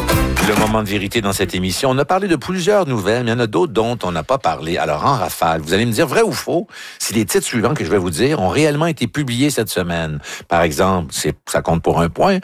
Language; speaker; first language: French; native; French